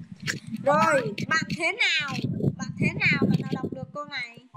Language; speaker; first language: Vietnamese; native; Vietnamese